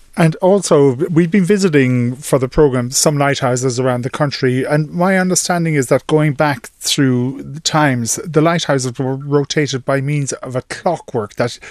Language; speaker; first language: English; native; English